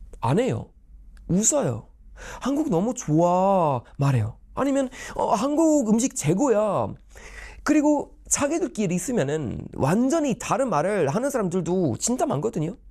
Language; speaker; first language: Korean; non-native, fluent; Swedish